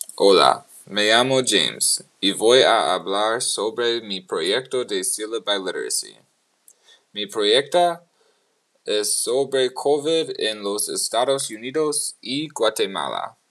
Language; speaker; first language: Spanish; non-native, learner; English